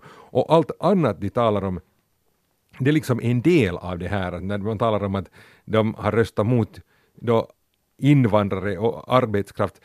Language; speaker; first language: Swedish; native; Swedish